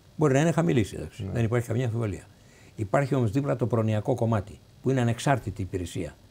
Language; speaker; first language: Greek; native; Greek